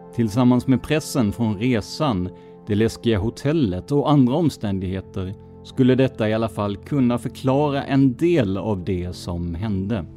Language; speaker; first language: Swedish; native; Swedish